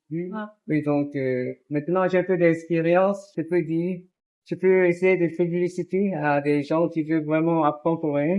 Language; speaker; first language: French; non-native, learner; Korean